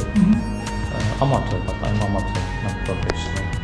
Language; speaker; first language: English; non-native, learner; Turkish